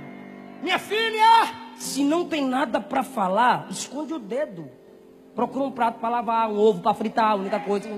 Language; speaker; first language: Portuguese; native; Portuguese